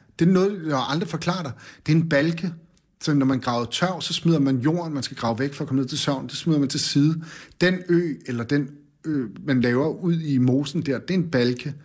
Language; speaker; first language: Danish; native; Danish